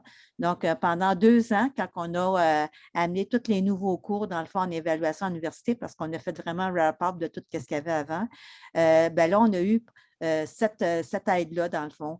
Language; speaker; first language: French; native; French